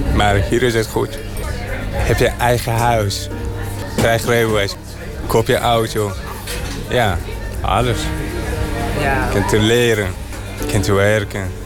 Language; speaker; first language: Dutch; non-native, learner; Persian